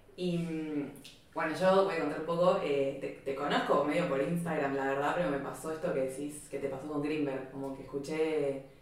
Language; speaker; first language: Spanish; native; Spanish